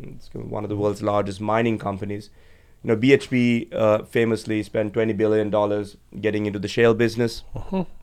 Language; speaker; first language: English; non-native, local second language; Sinhala